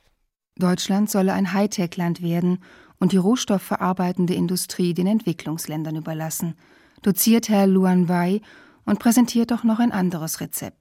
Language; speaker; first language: German; native; German